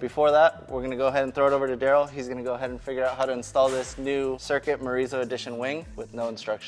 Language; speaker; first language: English; native; English